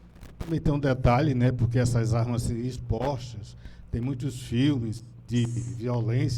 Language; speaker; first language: Portuguese; native; Portuguese